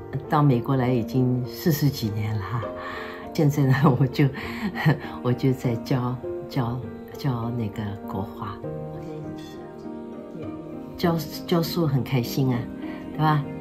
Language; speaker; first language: Chinese; native; Chinese